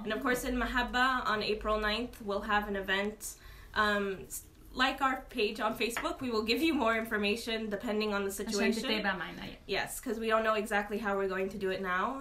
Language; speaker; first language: English; early bilingual, other home language; Arabic